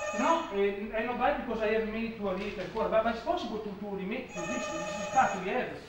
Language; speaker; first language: English; non-native, learner; Italian